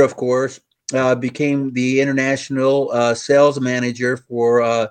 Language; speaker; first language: English; native; English